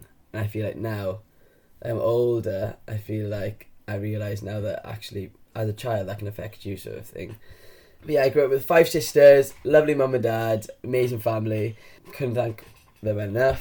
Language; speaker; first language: English; native; English